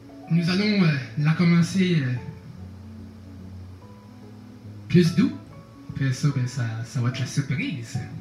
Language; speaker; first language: French; native; French